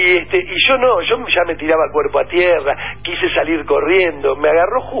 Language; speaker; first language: Spanish; native; Spanish